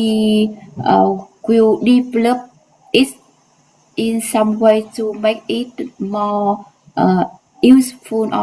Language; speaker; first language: English; non-native, learner; Vietnamese